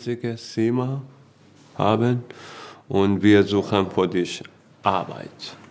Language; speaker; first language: German; non-native, learner; Persian